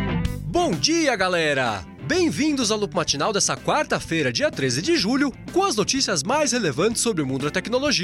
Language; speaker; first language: Portuguese; native; Portuguese